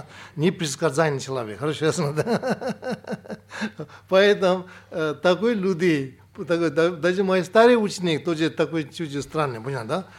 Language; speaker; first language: Russian; non-native, learner; Tibetan